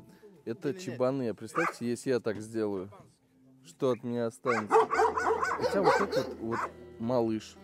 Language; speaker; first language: Russian; native; Russian